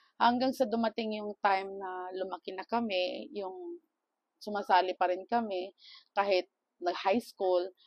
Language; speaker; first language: Filipino; non-native, local second language; Cebuano